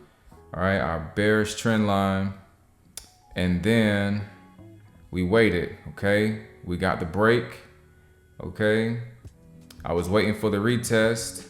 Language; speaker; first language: English; native; English